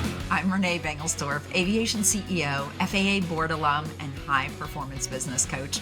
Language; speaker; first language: English; native; English